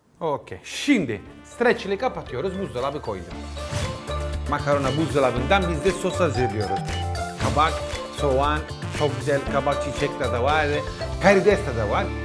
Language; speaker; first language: Turkish; non-native, learner; Italian